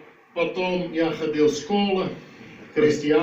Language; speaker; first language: Russian; non-native, learner; Dutch